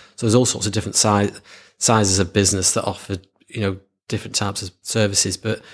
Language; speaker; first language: English; native; English